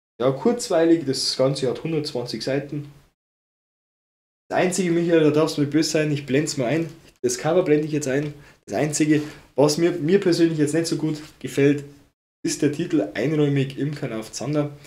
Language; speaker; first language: German; native; German